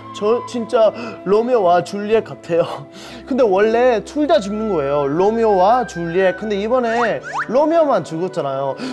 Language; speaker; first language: Korean; non-native, learner; English